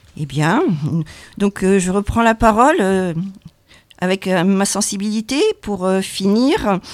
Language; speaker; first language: French; native; French